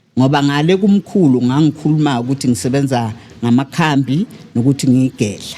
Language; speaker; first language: Zulu; native; Zulu